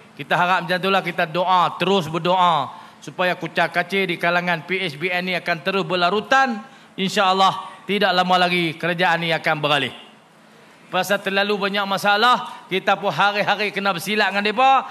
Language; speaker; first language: Malay; native; Malay